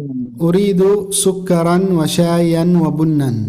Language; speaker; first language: Arabic; non-native, fluent; Indonesian